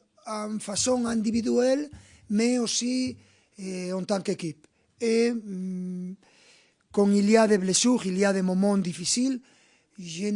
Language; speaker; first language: French; non-native, fluent; Spanish